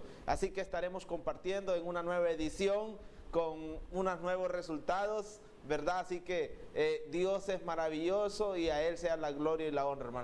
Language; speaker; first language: Spanish; native; Spanish